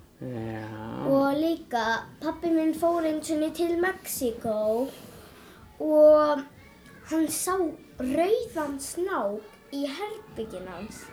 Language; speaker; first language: Icelandic; early bilingual, other home language; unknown